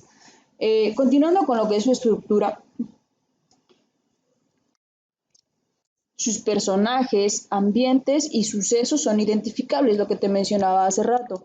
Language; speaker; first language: Spanish; native; Spanish